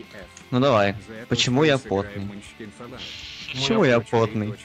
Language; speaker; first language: Russian; native; Russian